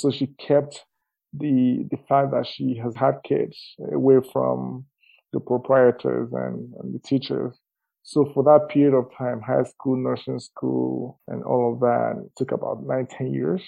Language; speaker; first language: English; non-native, local second language; Igbo